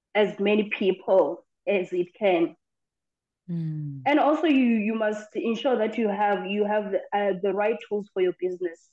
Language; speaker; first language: English; non-native, local second language; Xhosa